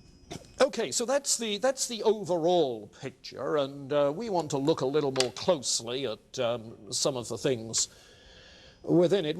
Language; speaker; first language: English; native; English